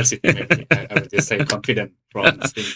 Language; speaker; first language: English; non-native, learner; Indonesian